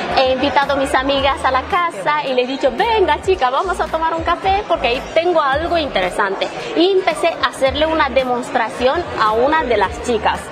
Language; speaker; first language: Spanish; non-native, fluent; Romanian